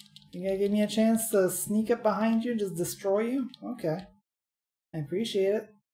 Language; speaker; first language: English; native; English